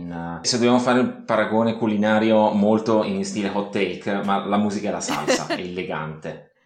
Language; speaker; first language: Italian; native; Italian